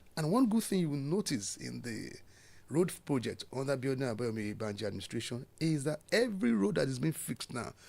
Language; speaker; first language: English; non-native, local second language; Yoruba